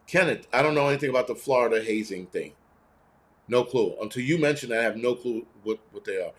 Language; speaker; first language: English; native; English